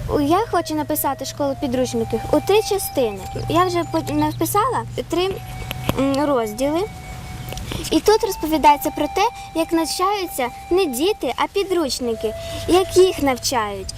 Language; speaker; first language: Ukrainian; non-native, local second language; Russian